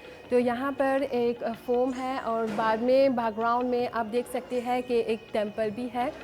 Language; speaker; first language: Hindi; non-native, fluent; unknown